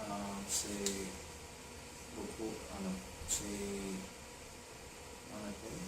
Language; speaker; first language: French; non-native, learner; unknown